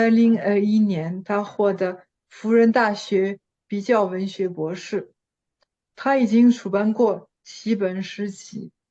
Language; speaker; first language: Chinese; non-native, fluent; French